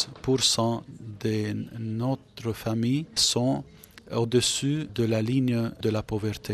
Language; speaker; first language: French; non-native, fluent; Arabic